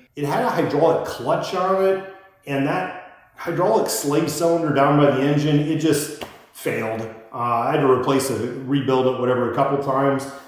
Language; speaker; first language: English; native; English